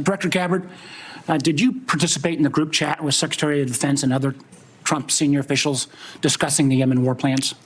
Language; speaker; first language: English; native; English